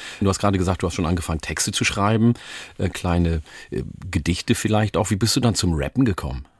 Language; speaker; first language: German; early bilingual, other home language; Oromo